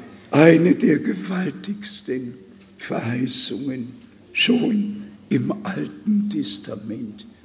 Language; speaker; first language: German; native; German